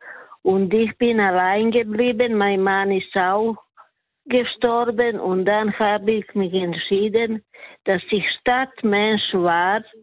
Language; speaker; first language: German; non-native, learner; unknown